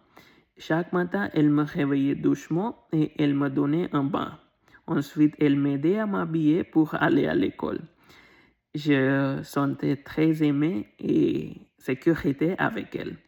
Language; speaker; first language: French; non-native, learner; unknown